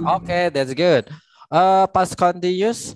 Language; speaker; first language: English; non-native, fluent; Indonesian